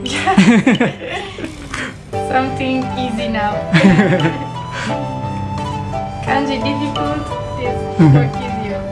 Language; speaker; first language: English; non-native, fluent; Italian